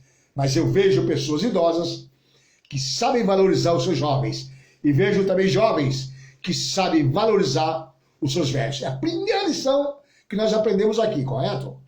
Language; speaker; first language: Portuguese; native; Portuguese